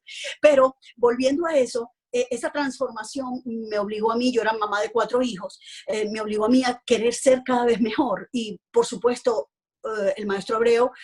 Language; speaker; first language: Spanish; native; Spanish